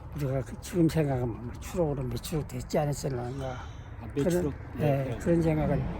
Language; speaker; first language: Korean; native; Korean